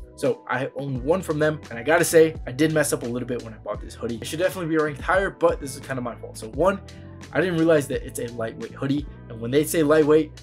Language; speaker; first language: English; native; English